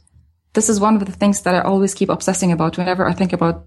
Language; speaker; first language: English; non-native, fluent; Arabic